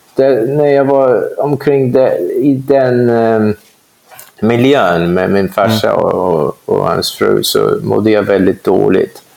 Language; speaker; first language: Swedish; non-native, fluent; English